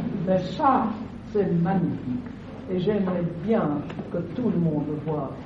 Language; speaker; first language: French; non-native, fluent; English